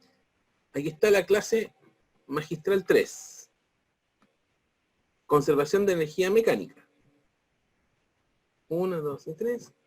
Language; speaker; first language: Spanish; native; Spanish